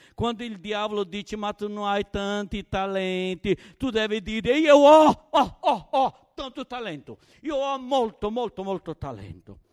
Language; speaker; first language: Italian; non-native, fluent; Portuguese